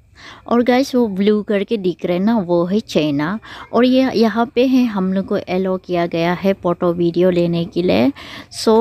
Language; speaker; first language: Hindi; non-native, local second language; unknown